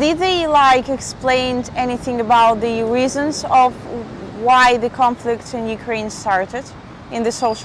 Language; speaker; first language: English; non-native, fluent; Spanish